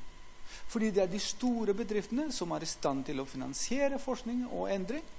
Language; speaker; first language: Norwegian; non-native, fluent; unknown